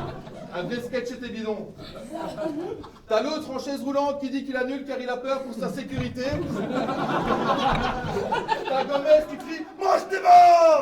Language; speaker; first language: French; native; French